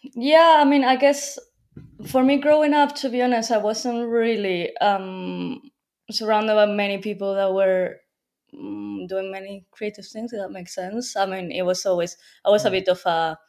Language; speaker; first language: English; non-native, fluent; Spanish